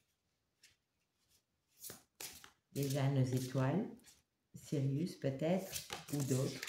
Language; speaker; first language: French; native; French